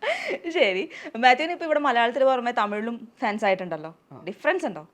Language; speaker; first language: Malayalam; native; Malayalam